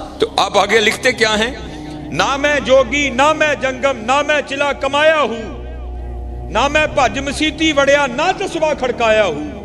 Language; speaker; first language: Urdu; non-native, local second language; Punjabi